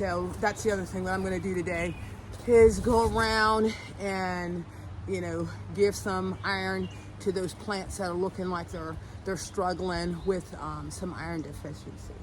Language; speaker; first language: English; native; English